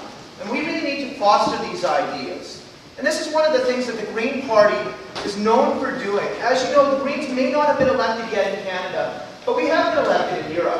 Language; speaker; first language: English; native; English